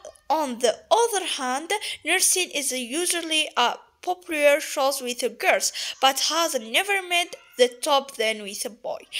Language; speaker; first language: English; non-native, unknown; Arabic